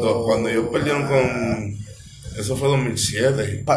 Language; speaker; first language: Spanish; early bilingual, heritage; Spanish